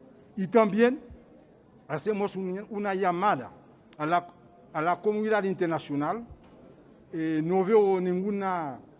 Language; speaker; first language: Spanish; non-native, fluent; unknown